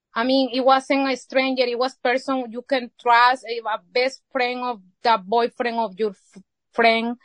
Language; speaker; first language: English; non-native, fluent; Spanish